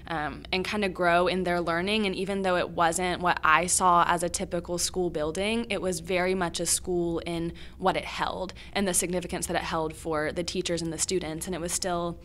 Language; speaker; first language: English; native; English